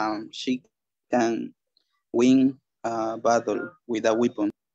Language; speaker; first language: English; non-native, learner; Spanish